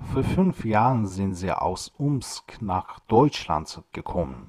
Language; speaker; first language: German; non-native, fluent; Persian